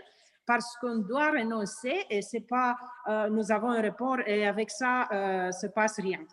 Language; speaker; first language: French; non-native, learner; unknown